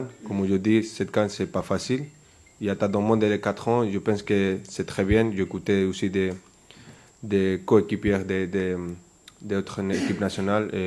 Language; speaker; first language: French; non-native, fluent; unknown